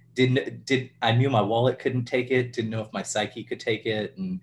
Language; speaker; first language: English; native; English